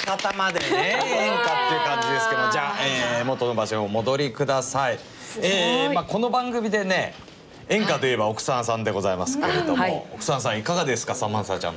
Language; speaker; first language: Japanese; native; Japanese